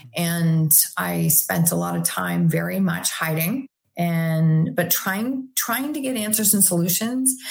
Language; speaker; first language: English; native; English